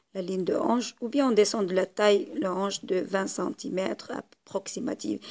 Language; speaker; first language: French; non-native, local second language; Arabic